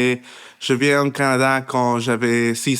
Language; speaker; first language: French; non-native, learner; Spanish